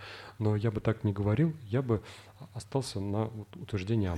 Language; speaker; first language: Russian; native; Russian